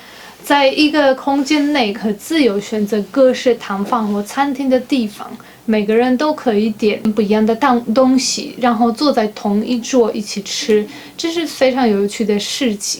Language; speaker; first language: Chinese; non-native, fluent; Polish